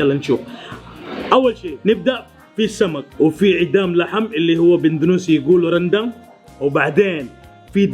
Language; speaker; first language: Arabic; native; Arabic